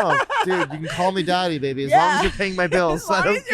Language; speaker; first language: English; native; English